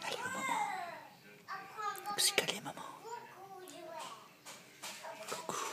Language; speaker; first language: French; native; French